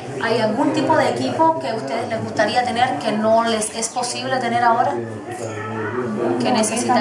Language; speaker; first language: Spanish; non-native, fluent; English